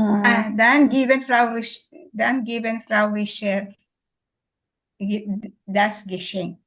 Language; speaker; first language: German; non-native, learner; Filipino